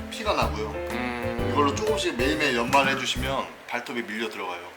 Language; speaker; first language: Korean; native; Korean